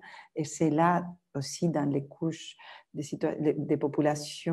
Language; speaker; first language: French; non-native, local second language; Arabic